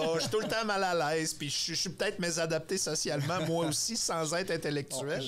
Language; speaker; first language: French; native; French